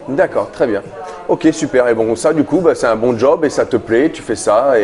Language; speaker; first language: French; native; French